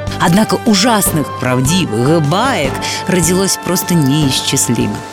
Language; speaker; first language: Russian; native; Russian